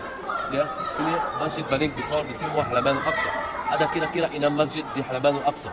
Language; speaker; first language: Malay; non-native, learner; Arabic